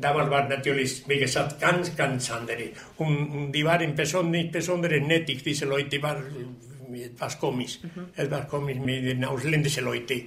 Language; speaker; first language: German; non-native, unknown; Spanish